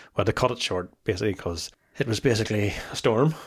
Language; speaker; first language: English; native; English